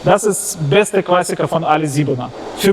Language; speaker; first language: German; non-native, learner; Russian